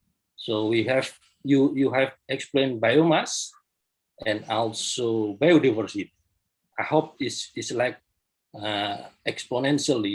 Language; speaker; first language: English; non-native, fluent; Indonesian